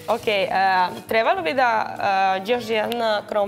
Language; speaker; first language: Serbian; non-native, learner; Spanish